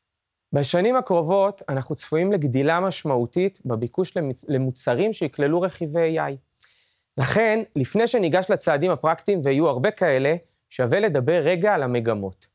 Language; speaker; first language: Hebrew; native; Hebrew